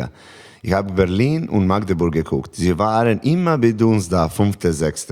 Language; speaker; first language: German; non-native, learner; Serbian